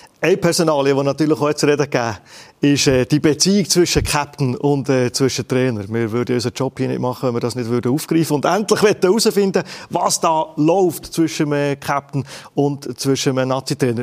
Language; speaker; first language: German; native; German